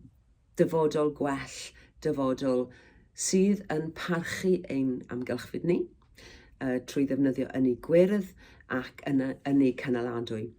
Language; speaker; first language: Welsh; native; Welsh